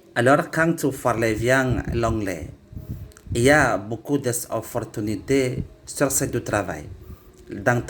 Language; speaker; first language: French; non-native, learner; Indonesian